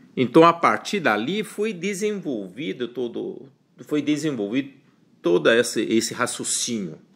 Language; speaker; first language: Portuguese; early bilingual, other home language; Chinese